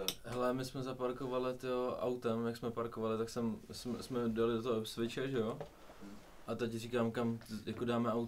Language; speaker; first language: Czech; native; Czech